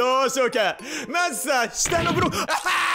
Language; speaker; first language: Japanese; native; Japanese